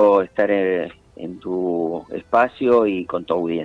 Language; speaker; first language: Spanish; native; Spanish